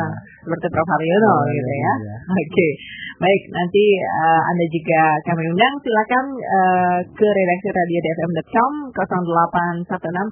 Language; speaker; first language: Indonesian; native; Indonesian